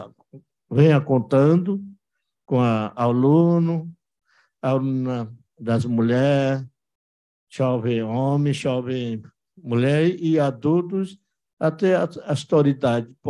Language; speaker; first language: Portuguese; non-native, local second language; Yanomámi